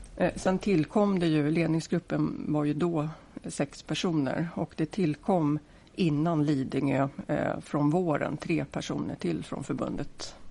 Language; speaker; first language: Swedish; native; Swedish